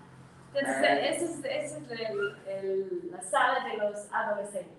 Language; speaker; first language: Spanish; non-native, fluent; English